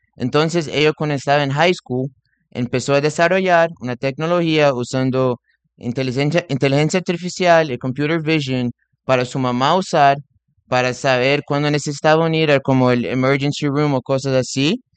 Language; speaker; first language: Spanish; non-native, fluent; Portuguese